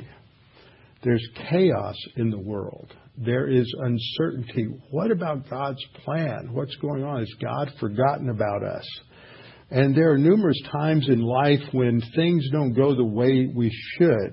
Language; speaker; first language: English; native; English